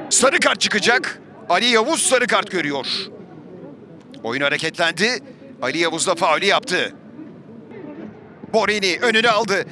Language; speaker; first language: Turkish; native; Turkish